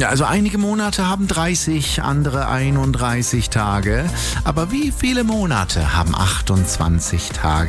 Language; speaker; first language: German; native; German